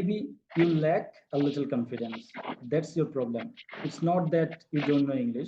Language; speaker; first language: English; non-native, fluent; Bangla